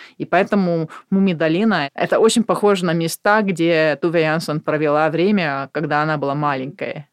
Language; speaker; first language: Russian; non-native, fluent; Finnish